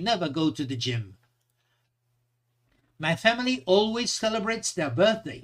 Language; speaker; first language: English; non-native, fluent; Spanish